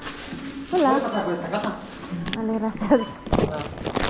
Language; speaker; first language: Spanish; non-native, learner; Filipino